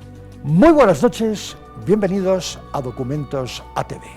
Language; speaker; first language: Spanish; native; Spanish